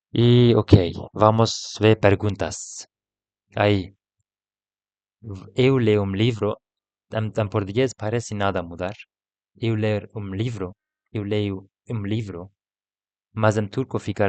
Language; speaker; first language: Portuguese; non-native, learner; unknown